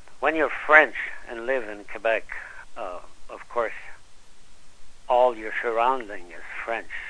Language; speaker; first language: English; non-native, fluent; French